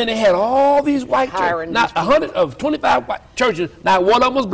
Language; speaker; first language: English; native; English